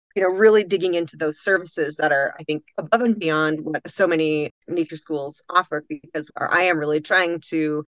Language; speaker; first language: English; native; English